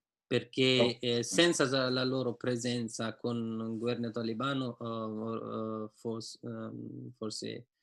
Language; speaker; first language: Italian; non-native, fluent; Persian